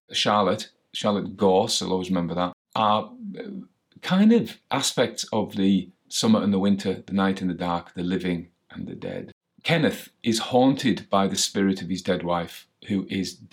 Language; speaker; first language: English; native; English